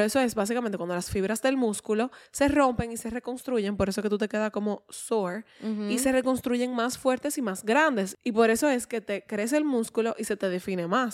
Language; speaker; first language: Spanish; native; Spanish